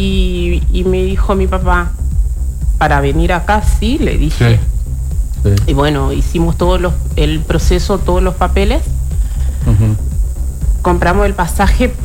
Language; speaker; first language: Spanish; non-native, fluent; Haitian Creole